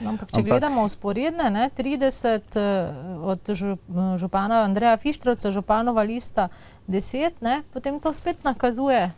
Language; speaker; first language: Slovenian; native; Slovenian